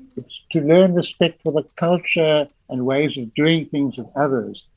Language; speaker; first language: English; native; English